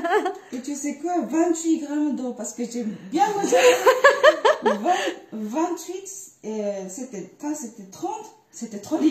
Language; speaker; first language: French; non-native, fluent; Japanese